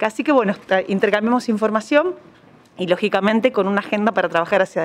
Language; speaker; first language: Spanish; native; Spanish